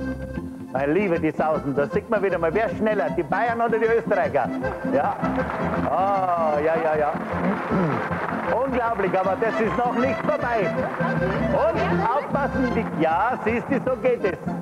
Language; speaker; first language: German; native; German